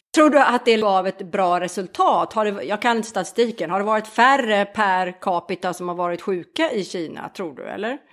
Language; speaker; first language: Swedish; native; Swedish